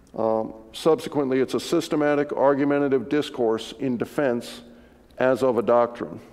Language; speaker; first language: English; native; English